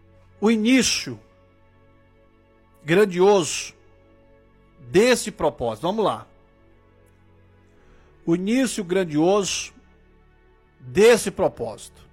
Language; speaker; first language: Portuguese; native; Portuguese